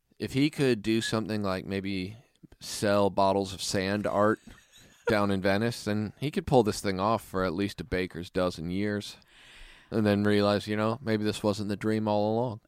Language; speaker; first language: English; native; English